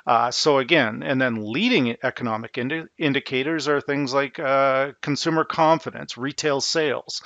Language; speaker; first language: English; native; English